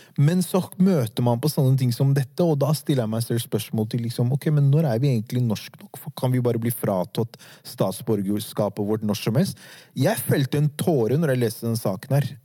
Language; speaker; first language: Norwegian; early bilingual, other home language; Arabic